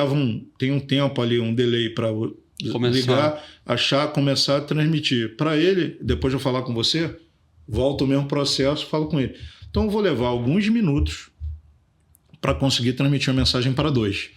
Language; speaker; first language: Portuguese; native; Portuguese